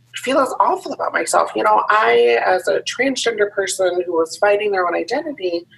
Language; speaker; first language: English; native; English